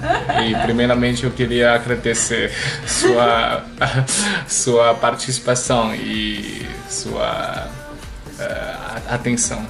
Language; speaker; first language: Portuguese; non-native, learner; Chinese